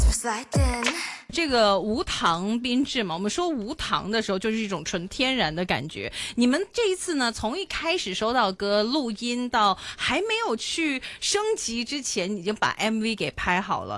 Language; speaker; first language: Chinese; non-native, local second language; Cantonese